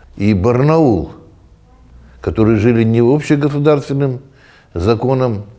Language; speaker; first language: Russian; native; Russian